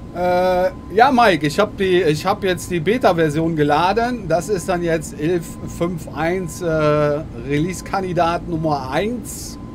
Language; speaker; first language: English; non-native, learner; German